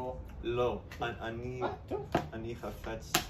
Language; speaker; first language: Hebrew; non-native, learner; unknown